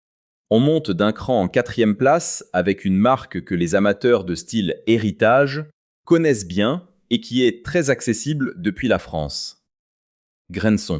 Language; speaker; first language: French; native; French